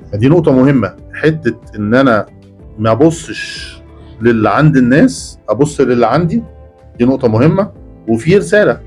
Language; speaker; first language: Egyptian Arabic; native; Egyptian Arabic